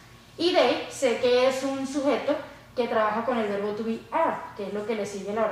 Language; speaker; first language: Spanish; native; Spanish